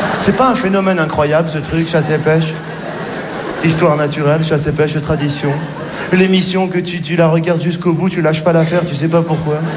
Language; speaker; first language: French; native; French